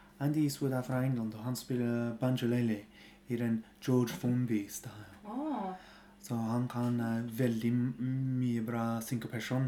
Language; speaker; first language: Norwegian; non-native, fluent; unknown